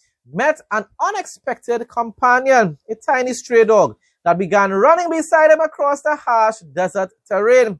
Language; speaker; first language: English; native; English